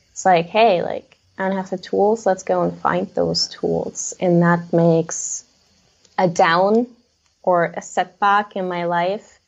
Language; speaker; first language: English; non-native, fluent; German